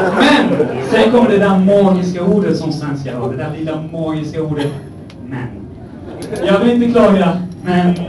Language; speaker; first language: Swedish; early bilingual, other home language; Persian